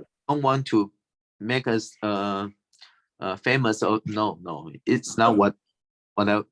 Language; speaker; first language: English; non-native, fluent; Chinese